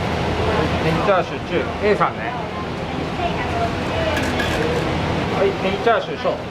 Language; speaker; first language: Japanese; native; Japanese